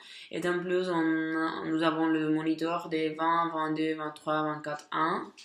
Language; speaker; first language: French; non-native, learner; Catalan